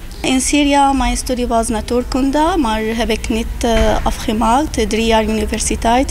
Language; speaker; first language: Dutch; non-native, learner; Arabic